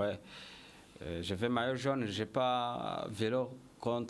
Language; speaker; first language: French; non-native, learner; Kinyarwanda